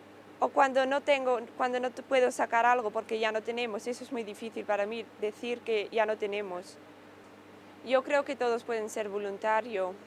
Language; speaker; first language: Spanish; non-native, fluent; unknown